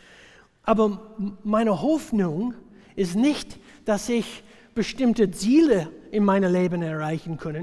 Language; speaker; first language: German; non-native, fluent; English